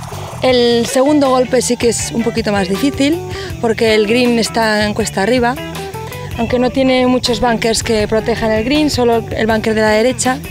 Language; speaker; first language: Spanish; native; Spanish